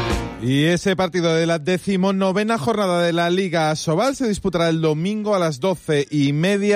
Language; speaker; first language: Spanish; native; Spanish